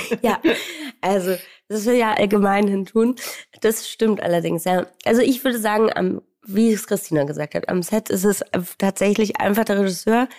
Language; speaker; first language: German; native; German